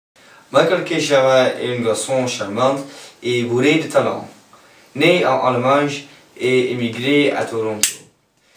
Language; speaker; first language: French; non-native, learner; English